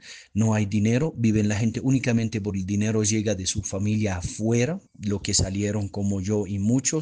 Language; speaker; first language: Spanish; non-native, fluent; Arabic